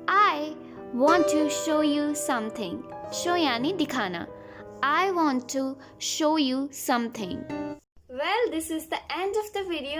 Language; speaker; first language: English; non-native, local second language; Hindi